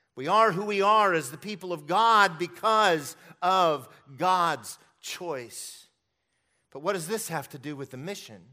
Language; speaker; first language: English; early bilingual, other home language; Hungarian